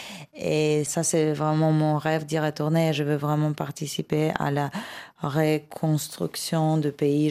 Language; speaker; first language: French; non-native, fluent; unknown